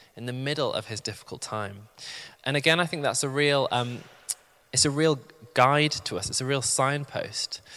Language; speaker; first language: English; native; English